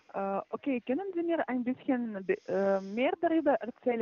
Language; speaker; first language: German; non-native, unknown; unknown